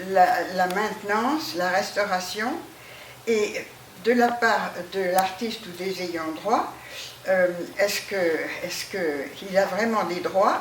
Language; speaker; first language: French; native; French